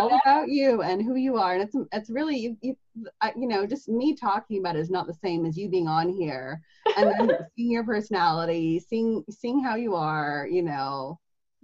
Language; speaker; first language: English; native; English